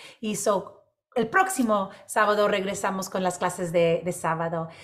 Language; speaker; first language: Spanish; non-native, local second language; English